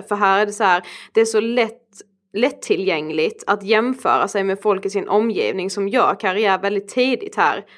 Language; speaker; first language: Swedish; native; Swedish